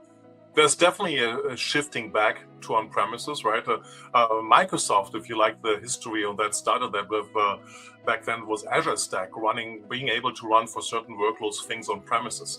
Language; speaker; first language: English; non-native, fluent; German